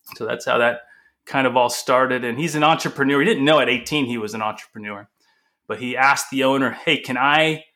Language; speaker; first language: English; early bilingual, other home language; Portuguese